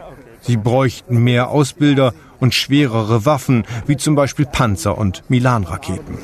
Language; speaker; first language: German; native; German